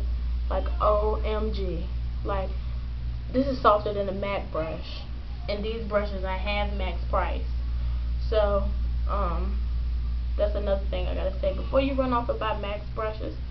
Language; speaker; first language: English; native; English